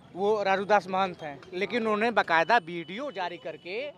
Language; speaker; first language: Hindi; native; Hindi